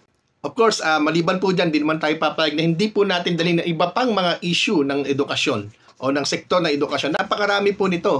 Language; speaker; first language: Filipino; native; Filipino